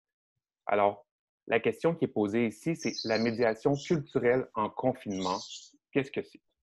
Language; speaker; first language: French; native; French